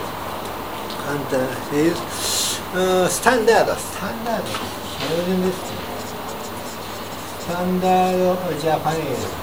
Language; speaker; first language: English; non-native, learner; Japanese